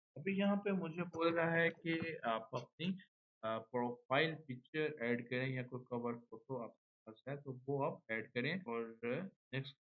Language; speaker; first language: Urdu; non-native, local second language; Punjabi